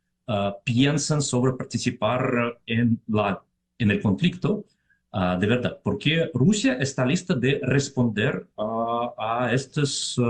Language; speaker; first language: Spanish; non-native, fluent; Russian